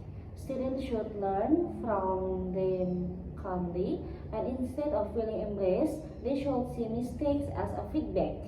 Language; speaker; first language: English; non-native, learner; Indonesian